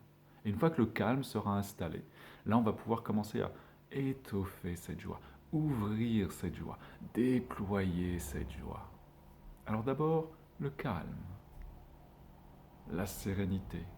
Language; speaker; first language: French; native; French